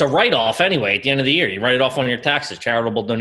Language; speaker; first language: English; native; English